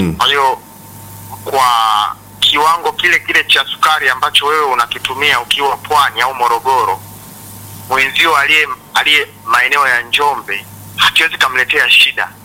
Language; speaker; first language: Swahili; native; Swahili